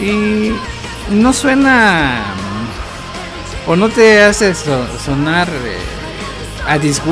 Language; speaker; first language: Spanish; native; Spanish